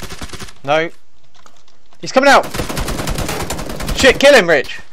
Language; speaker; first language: English; native; English